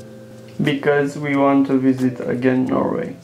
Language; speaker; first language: English; non-native, learner; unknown